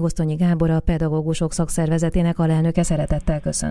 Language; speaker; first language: Hungarian; native; Hungarian